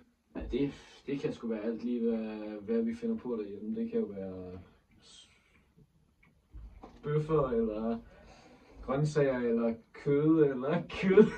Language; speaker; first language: Danish; native; Danish